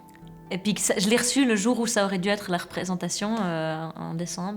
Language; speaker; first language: French; native; French